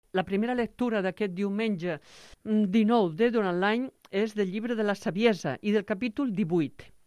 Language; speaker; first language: Catalan; native; Catalan